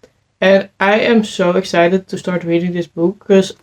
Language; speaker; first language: English; non-native, fluent; Dutch